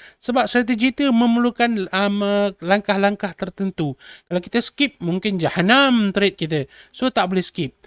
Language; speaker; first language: Malay; native; Malay